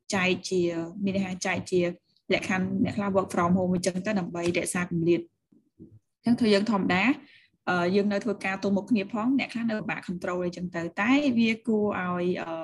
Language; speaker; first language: Khmer; native; Khmer